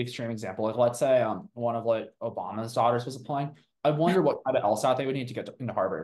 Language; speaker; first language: English; native; English